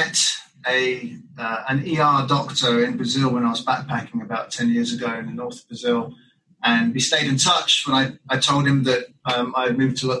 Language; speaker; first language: English; native; English